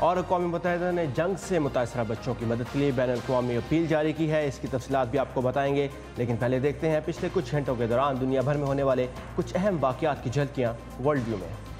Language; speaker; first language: Urdu; native; Urdu